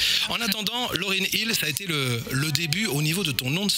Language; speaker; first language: French; native; French